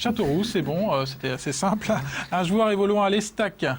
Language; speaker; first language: French; native; French